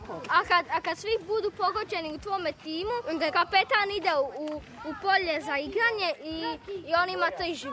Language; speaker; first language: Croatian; non-native, learner; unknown